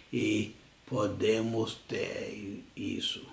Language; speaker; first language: Portuguese; non-native, fluent; English